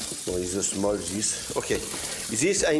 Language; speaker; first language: English; non-native, learner; French